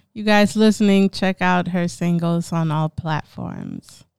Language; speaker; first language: English; early bilingual, other home language; Amharic